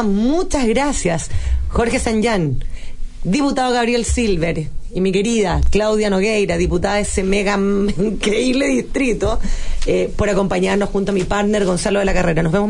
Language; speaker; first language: Spanish; native; Spanish